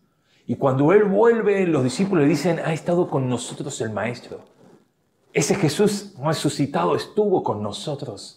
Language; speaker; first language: Spanish; native; Spanish